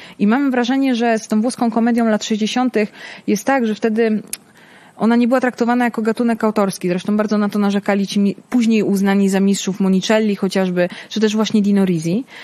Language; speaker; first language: Polish; early bilingual, heritage; Italian